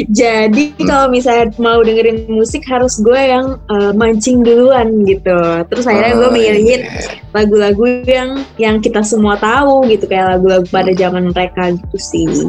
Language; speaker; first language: Indonesian; native; Indonesian